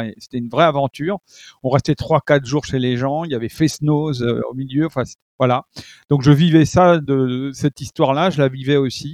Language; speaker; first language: French; native; French